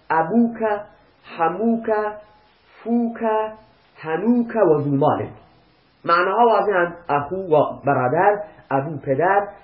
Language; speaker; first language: Persian; non-native, local second language; Baluchi